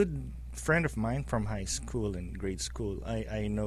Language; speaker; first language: English; non-native, local second language; Filipino